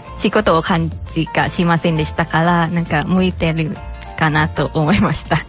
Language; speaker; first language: Japanese; non-native, fluent; Thai